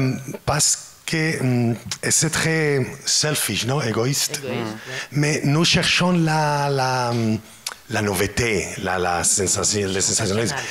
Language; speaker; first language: French; non-native, learner; Spanish